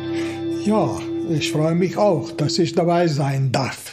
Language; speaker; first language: German; non-native, fluent; Hungarian